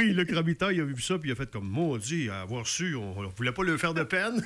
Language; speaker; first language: French; native; French